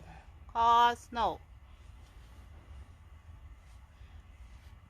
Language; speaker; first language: English; non-native, fluent; Khmer